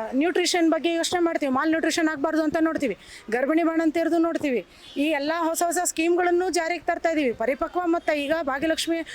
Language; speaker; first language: Kannada; native; Kannada